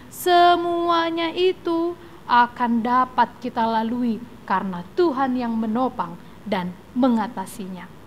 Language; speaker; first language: Indonesian; native; Indonesian